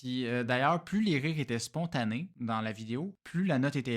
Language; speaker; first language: French; native; French